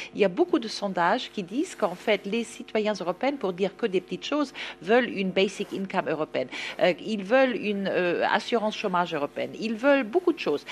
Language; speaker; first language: French; non-native, fluent; German